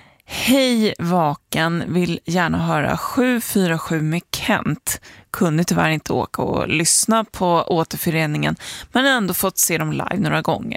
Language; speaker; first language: Swedish; native; Swedish